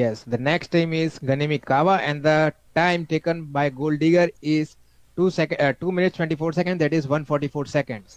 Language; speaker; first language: English; non-native, local second language; Gujarati